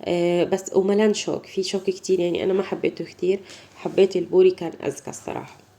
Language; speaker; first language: Arabic; native; Arabic